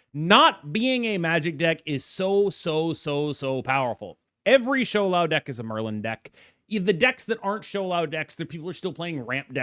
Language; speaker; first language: English; native; English